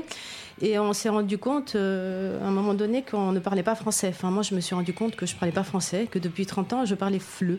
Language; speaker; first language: French; non-native, fluent; Italian